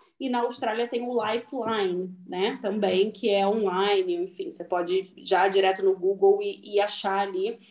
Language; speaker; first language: Portuguese; native; Portuguese